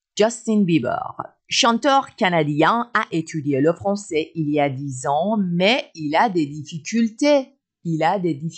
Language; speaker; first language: French; non-native, fluent; Persian